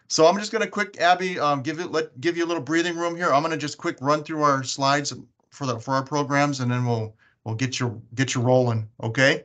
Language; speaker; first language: English; native; English